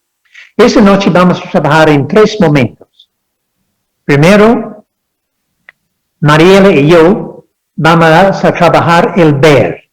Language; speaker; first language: Spanish; non-native, fluent; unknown